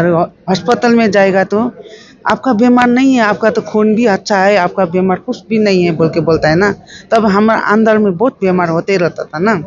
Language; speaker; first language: Hindi; non-native, local second language; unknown